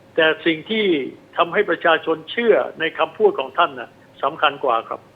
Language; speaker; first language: Thai; native; Thai